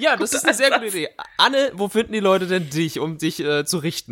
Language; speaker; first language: German; native; German